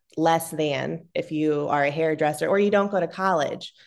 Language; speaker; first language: English; native; English